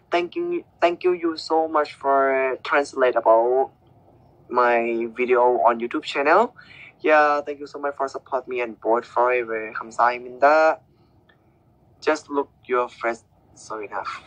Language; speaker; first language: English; non-native, learner; Thai